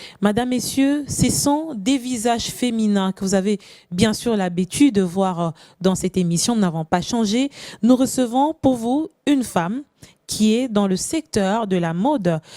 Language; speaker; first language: French; non-native, local second language; Lingala